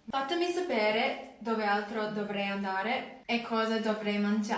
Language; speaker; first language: Italian; non-native, learner; English